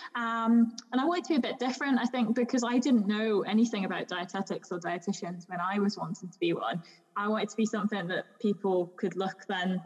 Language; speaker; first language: English; native; English